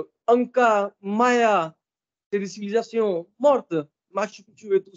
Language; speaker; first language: French; non-native, fluent; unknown